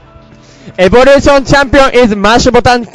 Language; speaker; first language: English; non-native, learner; Japanese